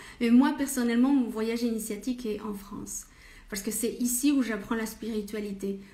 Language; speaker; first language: French; non-native, fluent; Spanish